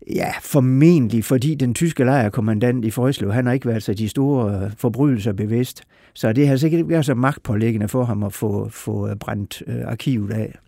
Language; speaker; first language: Danish; native; Danish